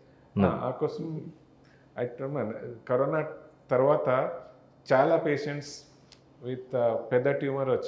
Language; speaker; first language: Telugu; non-native, local second language; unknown